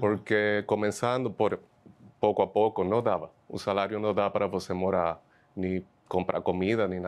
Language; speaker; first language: Portuguese; non-native, fluent; Spanish